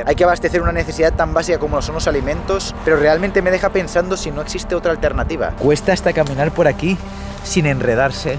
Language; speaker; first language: Spanish; native; Spanish